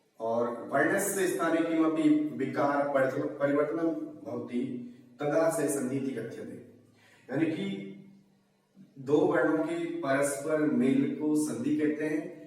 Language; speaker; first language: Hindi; native; Hindi